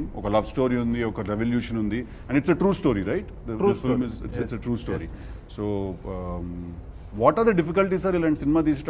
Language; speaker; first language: Telugu; native; Telugu